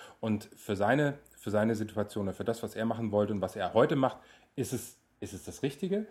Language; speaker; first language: German; native; German